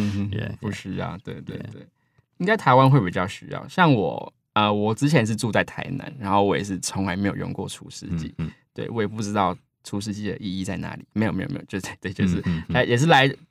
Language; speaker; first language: Chinese; native; Chinese